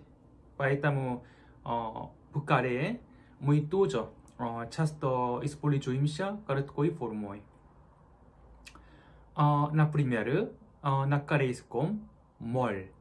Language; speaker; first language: Russian; non-native, learner; Korean